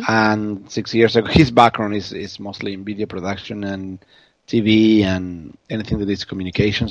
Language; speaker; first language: English; non-native, fluent; Spanish